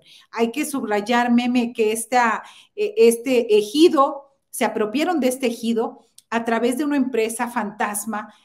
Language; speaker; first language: Spanish; native; Spanish